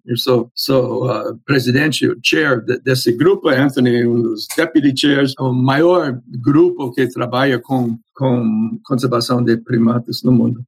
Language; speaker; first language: Portuguese; non-native, fluent; English